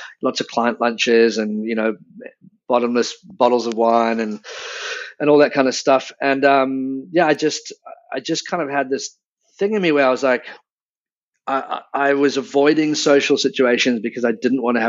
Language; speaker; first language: English; native; English